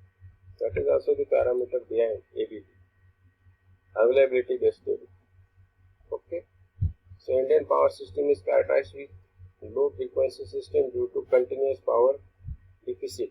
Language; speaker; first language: English; non-native, local second language; Marathi